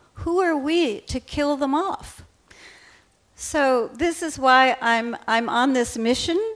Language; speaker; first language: English; native; English